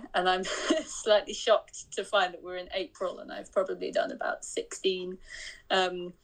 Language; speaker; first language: English; native; English